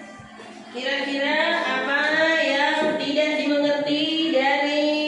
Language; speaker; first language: Indonesian; native; Indonesian